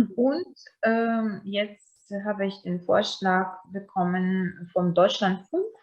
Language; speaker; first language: German; non-native, fluent; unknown